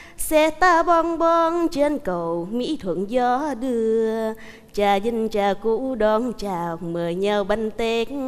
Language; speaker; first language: Vietnamese; native; Vietnamese